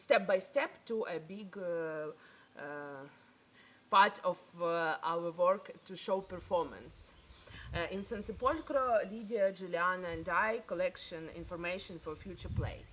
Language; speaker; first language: English; non-native, learner; Ukrainian